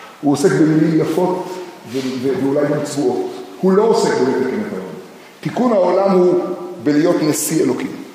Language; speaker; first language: Hebrew; native; Hebrew